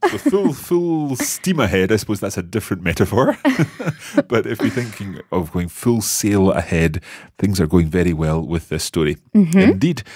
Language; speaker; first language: English; native; English